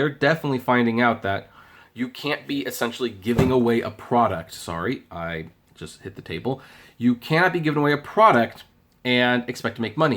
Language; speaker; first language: English; native; English